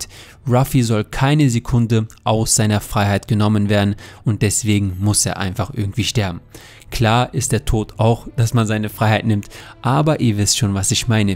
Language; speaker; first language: German; native; German